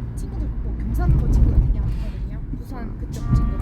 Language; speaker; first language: Korean; non-native, learner; Turkish